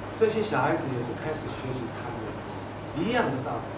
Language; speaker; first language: Chinese; non-native, local second language; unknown